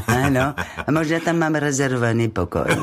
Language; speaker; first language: Czech; non-native, learner; French